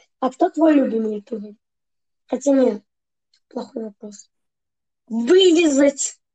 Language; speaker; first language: Russian; early bilingual, heritage; Russian